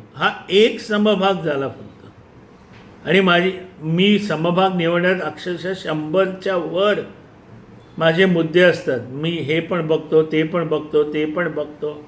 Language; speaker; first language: Marathi; non-native, local second language; Gujarati